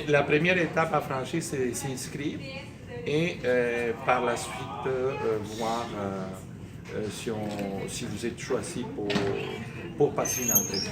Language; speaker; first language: French; native; French